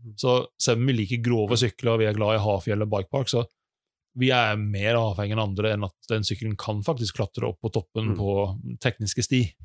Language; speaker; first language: Norwegian; native; Norwegian